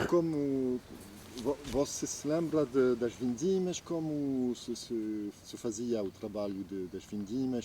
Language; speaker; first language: Portuguese; non-native, fluent; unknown